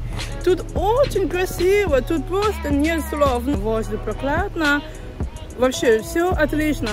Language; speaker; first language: Russian; non-native, learner; English